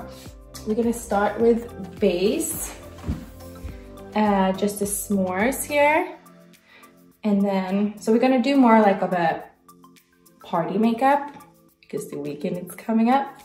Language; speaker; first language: English; non-native, fluent; Swedish